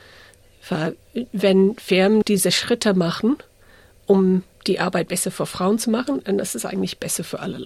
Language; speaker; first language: German; early bilingual, heritage; English